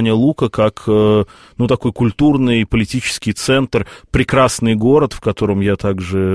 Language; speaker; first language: Russian; native; Russian